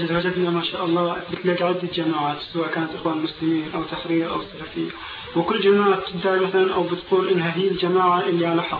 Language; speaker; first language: Arabic; native; Arabic